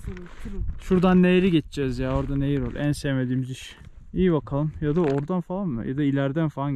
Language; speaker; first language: Turkish; native; Turkish